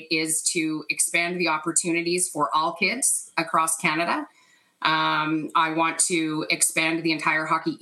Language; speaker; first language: English; native; English